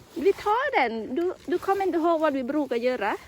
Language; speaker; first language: Swedish; non-native, learner; Thai